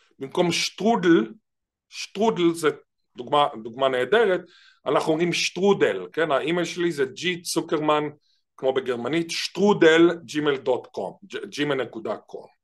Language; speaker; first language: Hebrew; native; Hebrew